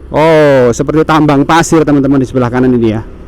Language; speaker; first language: Indonesian; non-native, local second language; Javanese